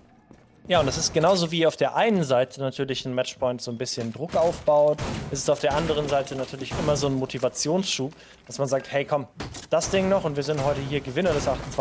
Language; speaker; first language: German; native; German